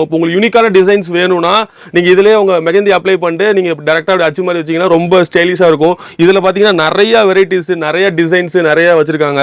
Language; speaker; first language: Tamil; native; Tamil